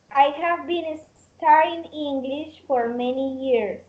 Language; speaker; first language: English; non-native, learner; Spanish